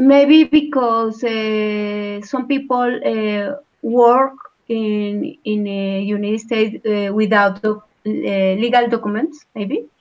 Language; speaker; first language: English; non-native, learner; Spanish